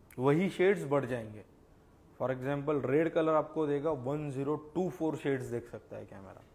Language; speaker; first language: Hindi; non-native, local second language; Marathi